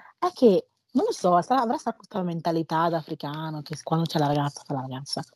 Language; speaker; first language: Italian; early bilingual, other home language; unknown